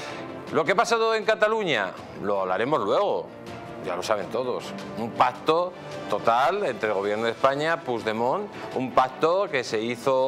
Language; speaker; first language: Spanish; native; Spanish